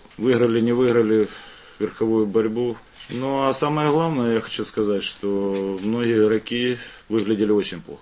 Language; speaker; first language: Russian; native; Russian